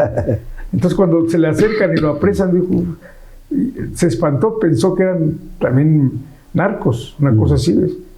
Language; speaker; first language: Spanish; native; Spanish